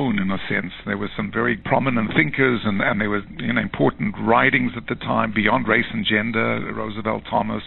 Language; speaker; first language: English; native; English